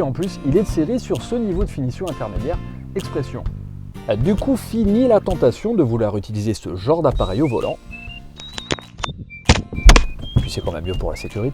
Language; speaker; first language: French; native; French